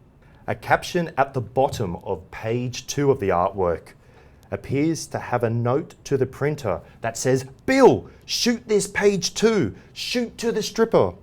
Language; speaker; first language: English; native; English